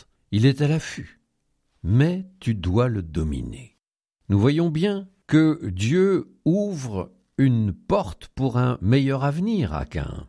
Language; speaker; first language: French; native; French